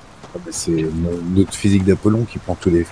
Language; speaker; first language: French; native; French